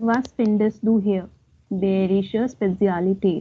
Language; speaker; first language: German; non-native, fluent; Hindi